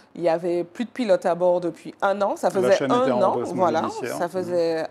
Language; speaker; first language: French; native; French